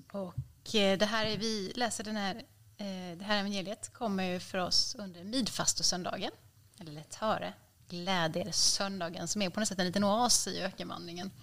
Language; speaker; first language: Swedish; native; Swedish